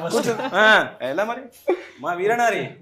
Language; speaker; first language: Telugu; native; Telugu